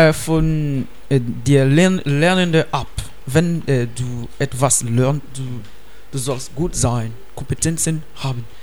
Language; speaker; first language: German; non-native, learner; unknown